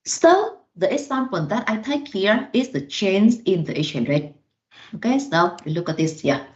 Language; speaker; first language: English; non-native, fluent; Vietnamese